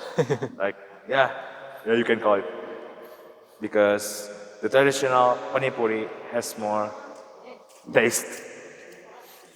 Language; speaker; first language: English; non-native, learner; Indonesian